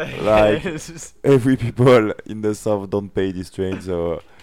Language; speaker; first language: English; non-native, fluent; French